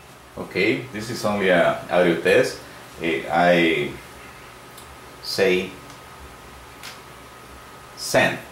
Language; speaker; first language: English; non-native, learner; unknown